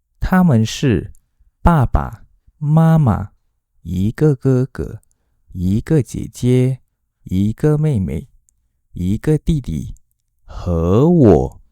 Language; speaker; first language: Chinese; non-native, learner; Malay